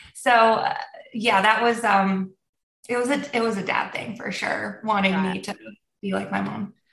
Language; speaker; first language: English; early bilingual, other home language; Polish